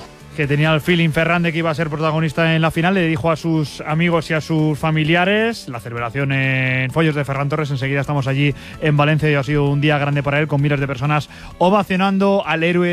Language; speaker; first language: Spanish; native; Spanish